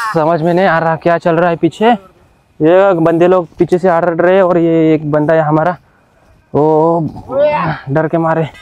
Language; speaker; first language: Hindi; non-native, local second language; Marathi